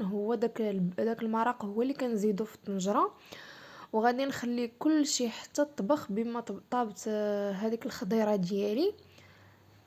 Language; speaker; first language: Arabic; native; Arabic